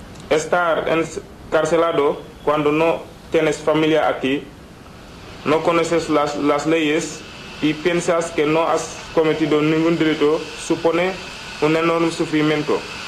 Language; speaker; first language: Spanish; non-native, learner; Wolof